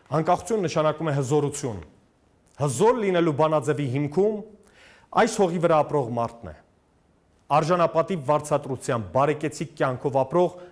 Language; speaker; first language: Armenian; native; Armenian